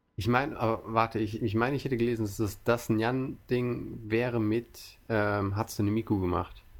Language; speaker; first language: German; native; German